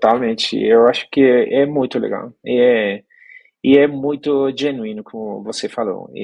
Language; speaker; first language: Portuguese; non-native, fluent; Spanish